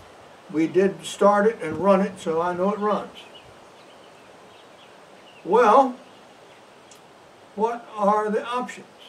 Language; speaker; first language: English; native; English